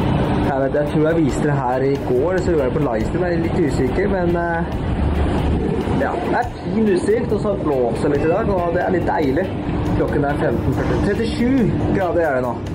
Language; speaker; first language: Norwegian; native; Norwegian